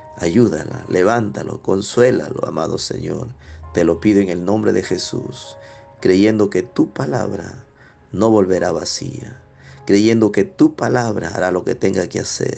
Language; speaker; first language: Spanish; native; Spanish